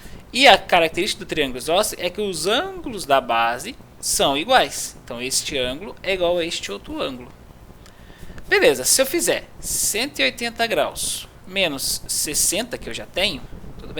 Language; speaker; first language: Portuguese; native; Portuguese